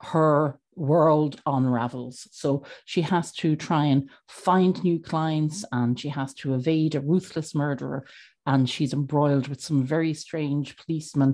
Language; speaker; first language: English; native; English